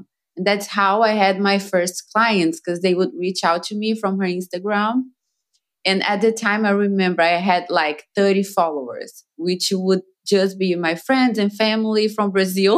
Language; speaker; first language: English; non-native, fluent; Portuguese